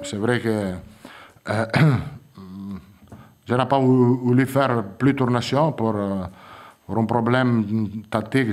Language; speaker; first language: French; non-native, fluent; Italian